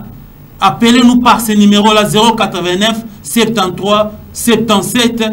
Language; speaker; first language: French; non-native, local second language; Lingala